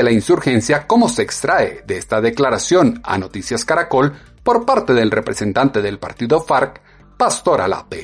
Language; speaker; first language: Spanish; native; Spanish